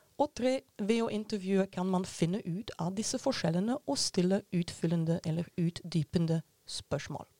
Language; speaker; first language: Norwegian; non-native, fluent; Dutch